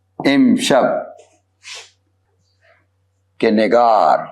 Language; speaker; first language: Persian; non-native, fluent; Urdu